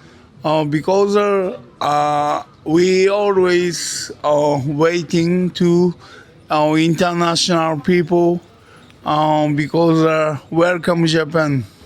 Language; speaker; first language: English; non-native, learner; Japanese